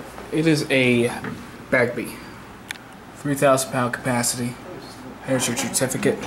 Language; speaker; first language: English; native; English